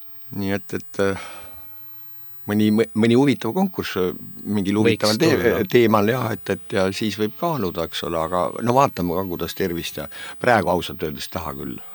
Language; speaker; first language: Estonian; native; Estonian